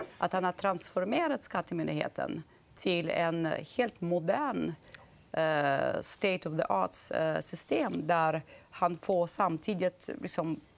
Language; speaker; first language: Swedish; non-native, fluent; Russian